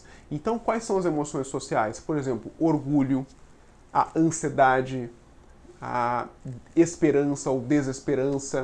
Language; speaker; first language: Portuguese; native; Portuguese